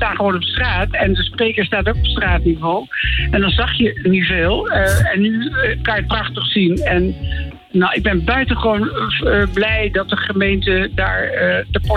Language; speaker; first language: Dutch; native; Dutch